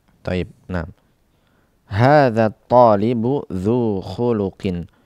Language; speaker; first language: Arabic; non-native, fluent; Indonesian